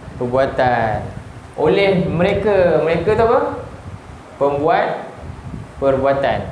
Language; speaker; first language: Malay; native; Malay